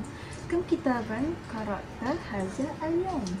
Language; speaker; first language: Arabic; non-native, learner; Malay